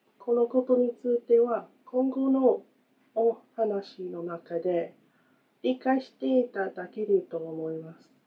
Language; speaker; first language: Japanese; non-native, fluent; English